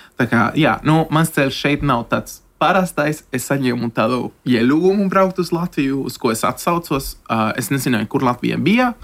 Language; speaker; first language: Latvian; non-native, fluent; Spanish